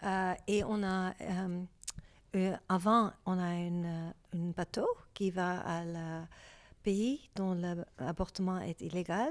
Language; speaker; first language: French; non-native, learner; Dutch